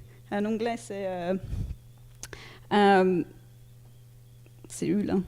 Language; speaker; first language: French; non-native, fluent; English